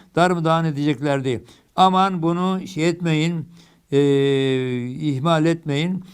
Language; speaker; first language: Turkish; native; Turkish